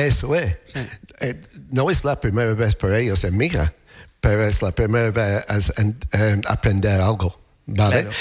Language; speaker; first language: Spanish; non-native, learner; English